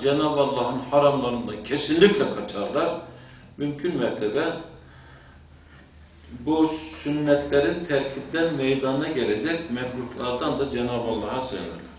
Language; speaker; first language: Turkish; native; Turkish